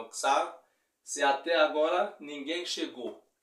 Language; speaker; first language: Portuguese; non-native, fluent; Haitian Creole